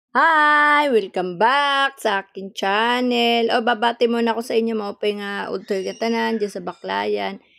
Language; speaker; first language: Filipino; non-native, local second language; Waray